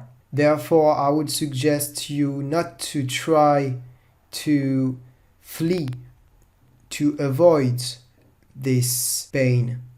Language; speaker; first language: English; non-native, fluent; French